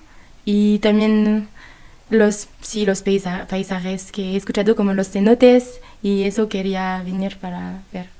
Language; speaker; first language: Spanish; non-native, learner; French